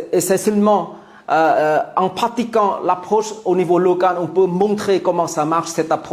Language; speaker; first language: French; non-native, fluent; Vietnamese